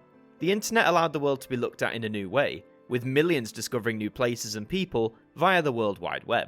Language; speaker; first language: English; native; English